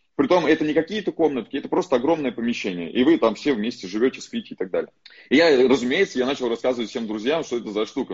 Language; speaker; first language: Russian; native; Russian